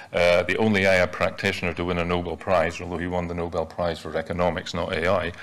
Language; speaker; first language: English; native; English